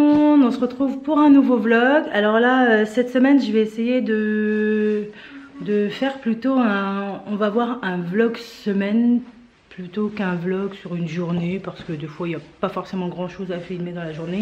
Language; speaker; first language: French; native; French